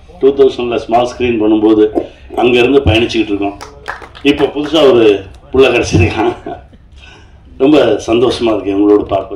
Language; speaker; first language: Tamil; native; Tamil